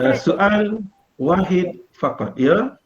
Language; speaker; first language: Arabic; non-native, fluent; Malay